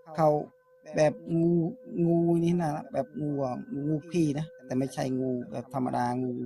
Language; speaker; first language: Thai; non-native, fluent; Khmer